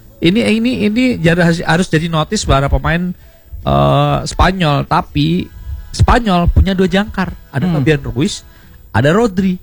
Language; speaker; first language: Indonesian; native; Indonesian